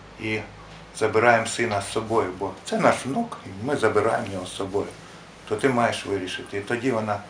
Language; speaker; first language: Ukrainian; non-native, local second language; Russian